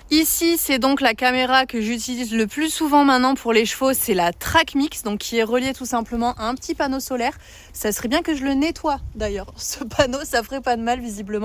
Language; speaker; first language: French; native; French